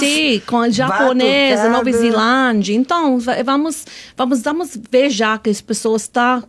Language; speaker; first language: Portuguese; non-native, fluent; English